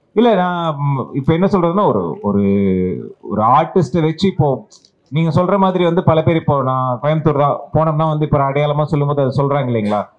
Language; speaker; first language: Tamil; native; Tamil